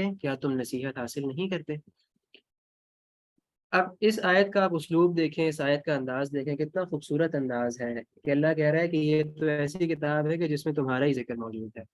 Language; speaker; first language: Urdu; non-native, local second language; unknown